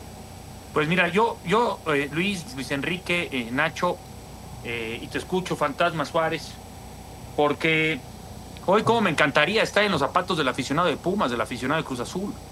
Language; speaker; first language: Spanish; native; Spanish